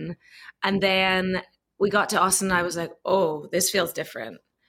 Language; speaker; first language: English; native; English